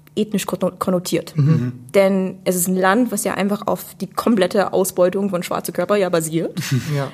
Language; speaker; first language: German; non-native, fluent; English